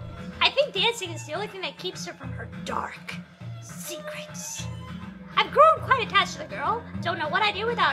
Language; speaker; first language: English; native; English